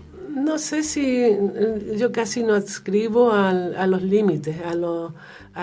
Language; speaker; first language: Spanish; native; Spanish